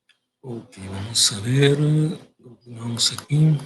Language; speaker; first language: Spanish; native; Spanish